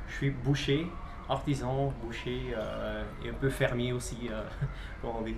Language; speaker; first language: French; non-native, local second language; Dutch